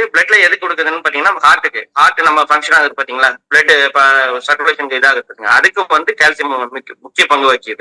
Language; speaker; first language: Tamil; native; Tamil